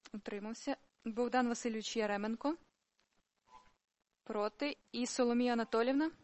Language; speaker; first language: Ukrainian; native; Ukrainian